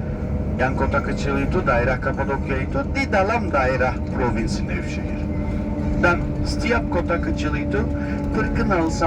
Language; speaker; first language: Indonesian; non-native, fluent; Turkish